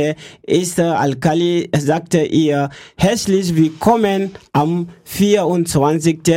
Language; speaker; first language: German; non-native, learner; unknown